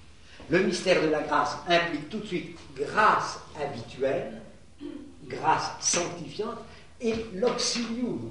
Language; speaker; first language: French; native; French